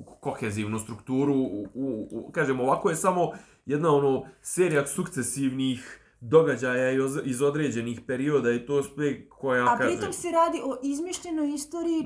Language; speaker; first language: Serbian; native; Serbian